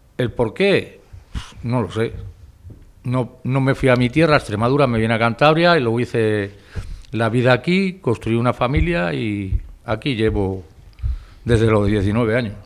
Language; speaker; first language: Spanish; native; Spanish